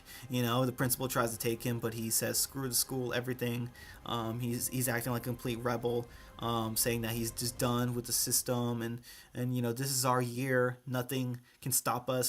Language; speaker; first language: English; native; English